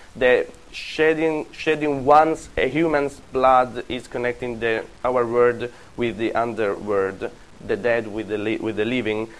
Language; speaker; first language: English; non-native, fluent; Italian